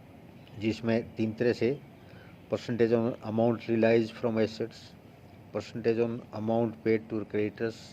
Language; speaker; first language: Hindi; native; Hindi